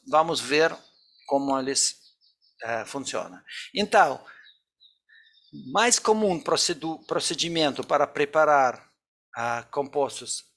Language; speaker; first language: Portuguese; non-native, fluent; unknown